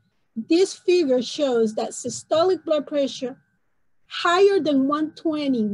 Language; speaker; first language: English; non-native, fluent; Spanish